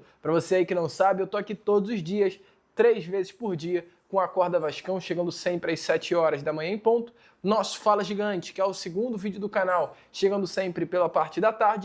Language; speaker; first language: Portuguese; native; Portuguese